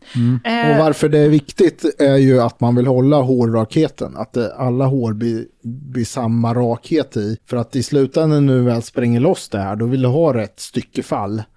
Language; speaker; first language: Swedish; native; Swedish